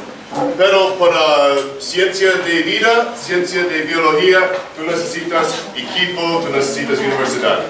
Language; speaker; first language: Spanish; non-native, learner; English